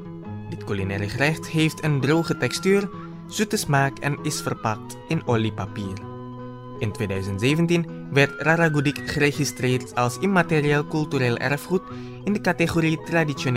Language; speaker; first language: Dutch; non-native, fluent; Indonesian